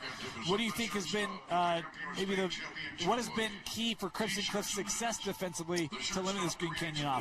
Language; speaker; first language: English; native; English